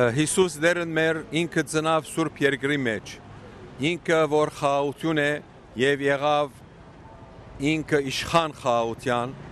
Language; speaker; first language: Armenian; early bilingual, heritage; Armenian